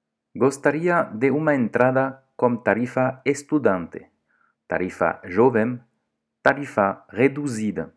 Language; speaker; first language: Portuguese; non-native, fluent; French